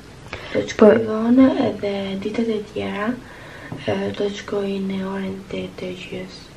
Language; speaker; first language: Albanian; early bilingual, heritage; Albanian